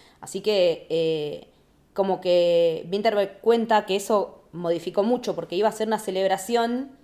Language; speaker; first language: Spanish; native; Spanish